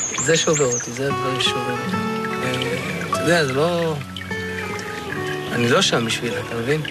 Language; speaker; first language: Hebrew; native; Hebrew